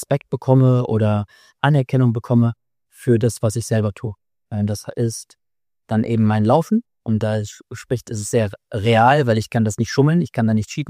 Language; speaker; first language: German; native; German